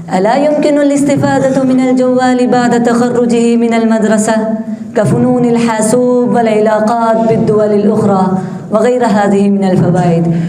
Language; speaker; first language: Arabic; non-native, learner; Urdu